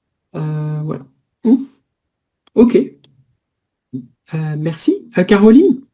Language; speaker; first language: French; native; French